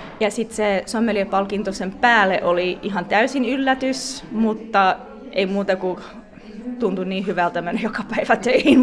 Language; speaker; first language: Finnish; non-native, fluent; English